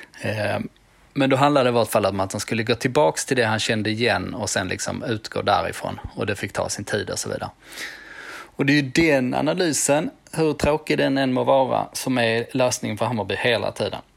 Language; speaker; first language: Swedish; native; Swedish